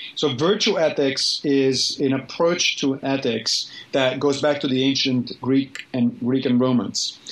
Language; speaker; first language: English; non-native, fluent; Italian